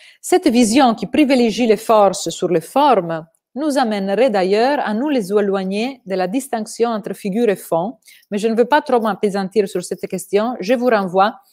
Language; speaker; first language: French; non-native, fluent; Italian